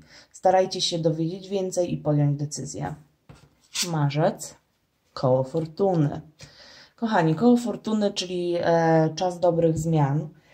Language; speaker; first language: Polish; native; Polish